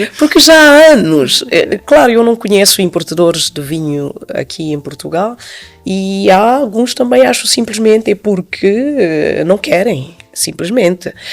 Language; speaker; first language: Portuguese; non-native, local second language; Upper Guinea Crioulo